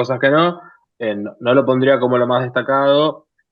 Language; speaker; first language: Spanish; native; Spanish